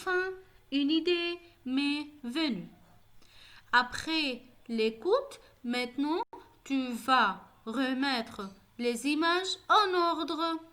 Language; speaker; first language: French; non-native, local second language; Arabic